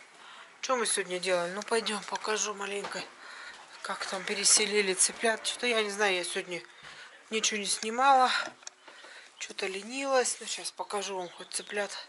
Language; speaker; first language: Russian; native; Russian